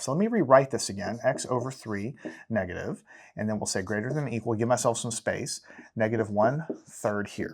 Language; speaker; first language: English; native; English